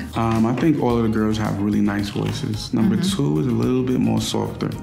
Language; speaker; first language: English; native; English